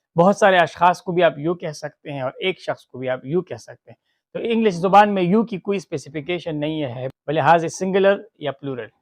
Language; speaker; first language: Urdu; non-native, local second language; Pashto